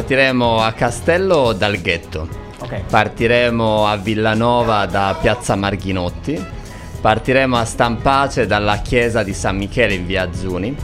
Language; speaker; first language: Italian; native; Italian